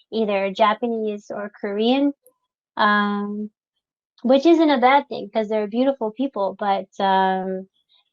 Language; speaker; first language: English; non-native, local second language; French